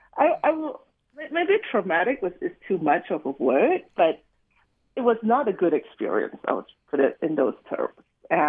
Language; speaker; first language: English; native; English